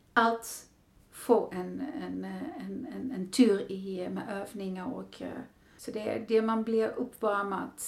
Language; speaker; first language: Swedish; non-native, fluent; Dutch